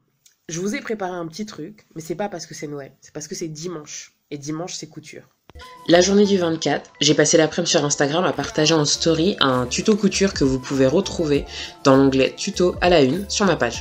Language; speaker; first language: French; native; French